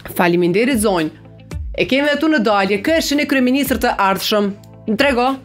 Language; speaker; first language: Albanian; native; Albanian